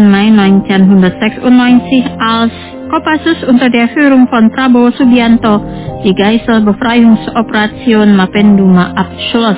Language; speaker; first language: German; non-native, fluent; Indonesian